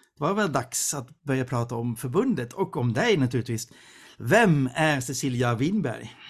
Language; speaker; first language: Swedish; non-native, fluent; Dutch